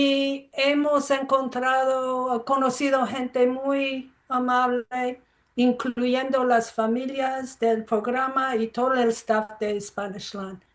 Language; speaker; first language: Spanish; non-native, fluent; English